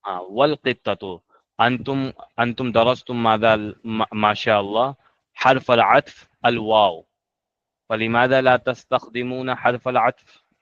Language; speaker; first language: Arabic; non-native, fluent; Urdu